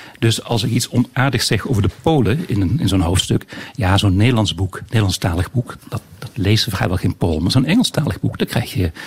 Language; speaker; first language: Dutch; native; Dutch